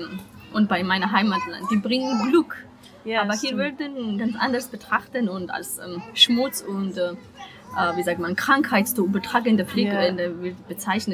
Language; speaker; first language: German; non-native, learner; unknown